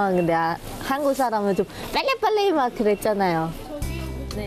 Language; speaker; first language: Korean; non-native, fluent; Khmer